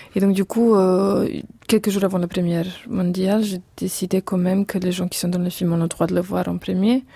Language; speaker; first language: French; non-native, fluent; Serbian